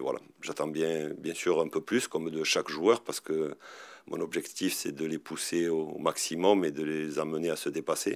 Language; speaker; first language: French; native; French